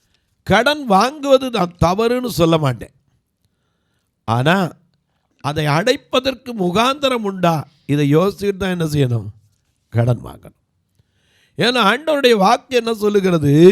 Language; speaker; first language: Tamil; native; Tamil